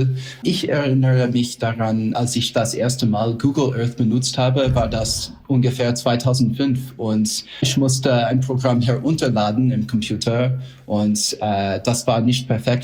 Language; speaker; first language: German; non-native, fluent; English